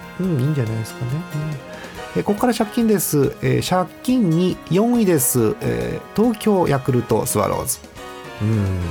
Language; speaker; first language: Japanese; native; Japanese